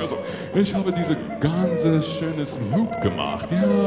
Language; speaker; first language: German; non-native, learner; English